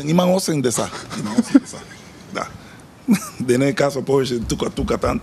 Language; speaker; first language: Bulgarian; non-native, learner; Spanish